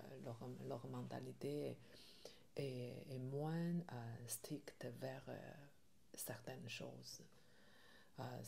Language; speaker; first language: French; non-native, learner; Chinese